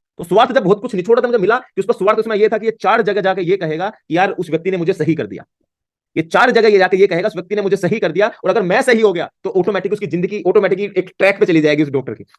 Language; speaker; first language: Hindi; native; Hindi